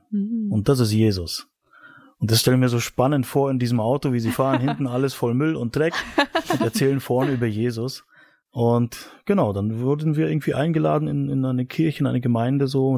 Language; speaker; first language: German; native; German